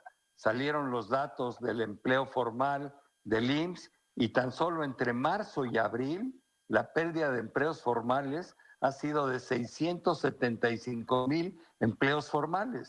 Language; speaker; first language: Spanish; native; Spanish